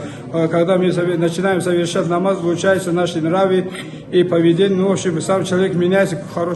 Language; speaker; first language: Russian; non-native, local second language; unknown